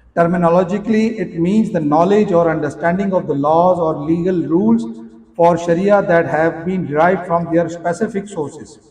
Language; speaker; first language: English; non-native, local second language; Urdu